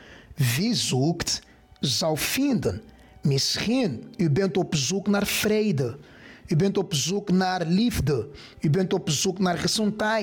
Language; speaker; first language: Dutch; non-native, fluent; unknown